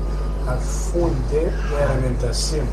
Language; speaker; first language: Spanish; non-native, fluent; Chinese